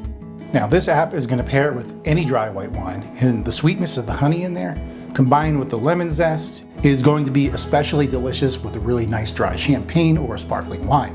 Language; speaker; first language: English; native; English